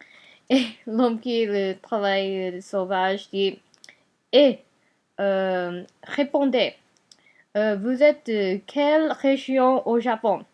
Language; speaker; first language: French; non-native, learner; Japanese